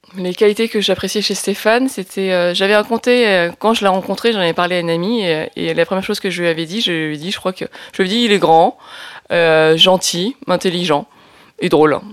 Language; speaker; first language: French; early bilingual, other home language; Lao